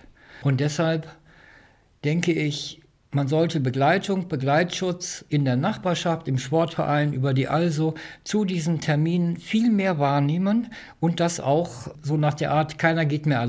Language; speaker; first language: German; native; German